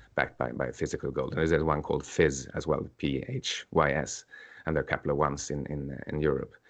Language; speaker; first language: English; non-native, fluent; Swedish